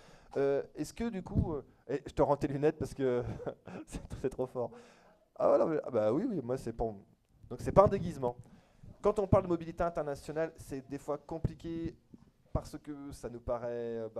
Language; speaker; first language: French; native; French